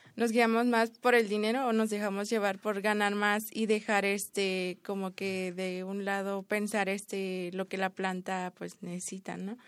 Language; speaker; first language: Spanish; native; Spanish